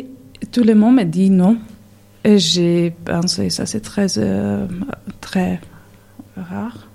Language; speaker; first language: French; non-native, learner; Serbian